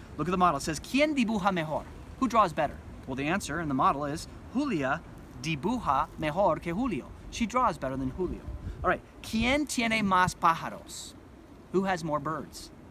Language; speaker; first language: Spanish; non-native, fluent; English